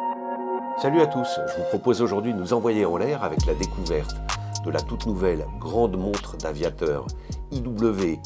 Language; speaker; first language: French; native; French